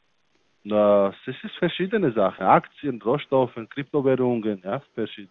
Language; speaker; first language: German; non-native, fluent; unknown